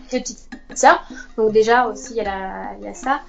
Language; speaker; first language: French; native; French